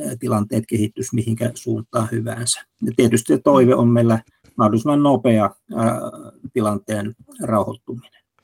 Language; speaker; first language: Finnish; native; Finnish